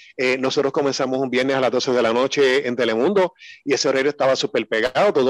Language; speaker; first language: Spanish; native; Spanish